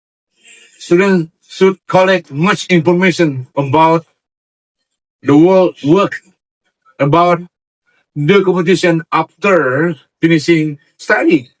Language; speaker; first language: English; non-native, learner; Indonesian